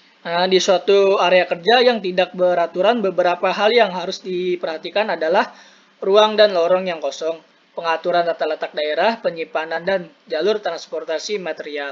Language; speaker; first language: Indonesian; native; Indonesian